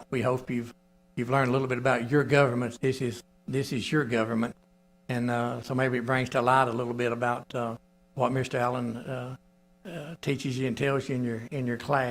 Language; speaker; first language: English; native; English